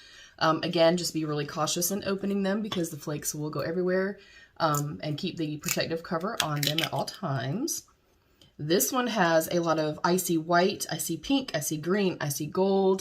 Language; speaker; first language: English; native; English